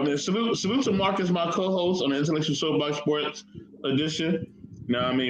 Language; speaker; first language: English; native; English